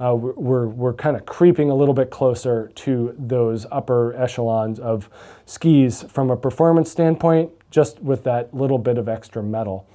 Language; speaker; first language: English; native; English